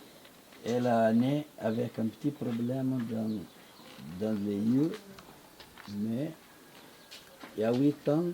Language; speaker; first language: French; non-native, learner; Portuguese